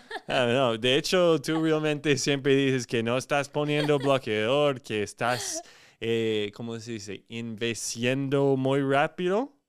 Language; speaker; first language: Spanish; non-native, fluent; English